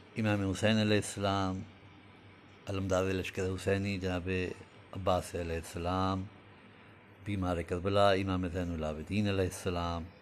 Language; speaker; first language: Urdu; native; Urdu